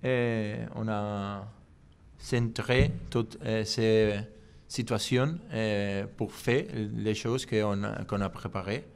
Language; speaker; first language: French; non-native, learner; Spanish